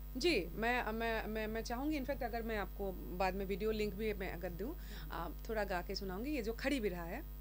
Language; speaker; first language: Hindi; non-native, local second language; Assamese